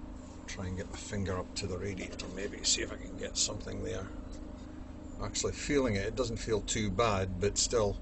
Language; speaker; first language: English; native; English